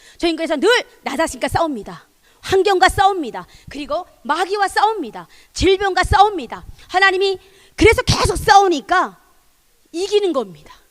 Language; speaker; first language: Korean; native; Korean